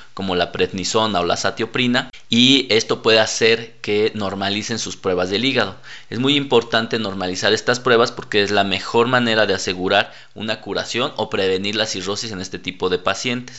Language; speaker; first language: Spanish; native; Spanish